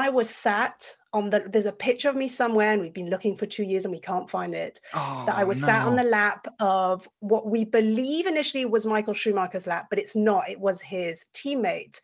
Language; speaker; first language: English; non-native, fluent; French